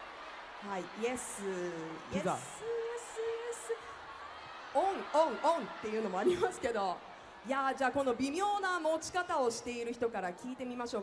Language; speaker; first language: Japanese; native; Japanese